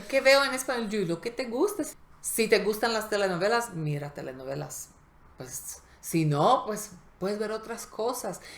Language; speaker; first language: Spanish; non-native, fluent; Slovak